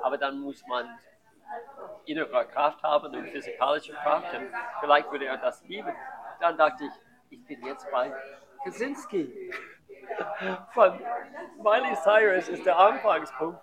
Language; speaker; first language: German; non-native, learner; English